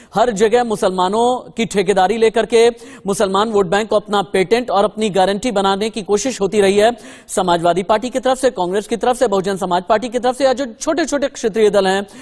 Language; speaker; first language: Hindi; native; Hindi